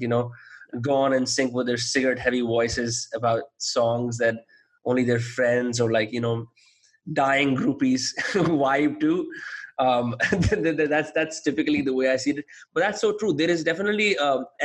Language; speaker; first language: English; non-native, local second language; Hindi